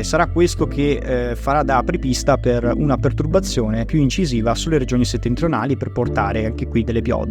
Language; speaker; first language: Italian; native; Italian